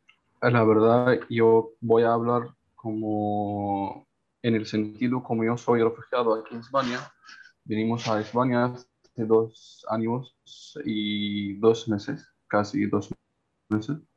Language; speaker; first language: Spanish; non-native, learner; Arabic